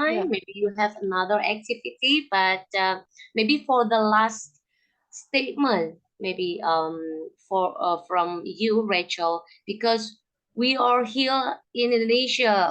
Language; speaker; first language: English; non-native, learner; Indonesian